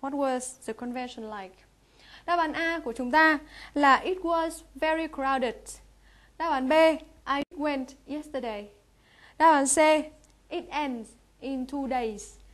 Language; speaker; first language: English; non-native, fluent; Vietnamese